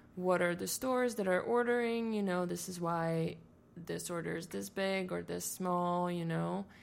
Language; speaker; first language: English; non-native, fluent; Latvian